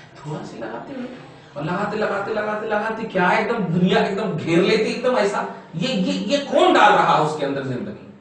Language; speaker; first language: Urdu; native; Urdu